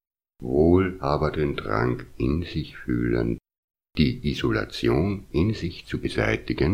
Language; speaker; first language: German; native; German